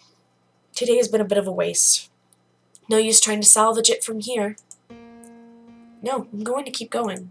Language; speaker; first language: English; native; English